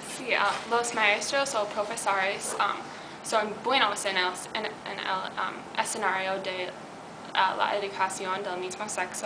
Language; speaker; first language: Spanish; non-native, learner; English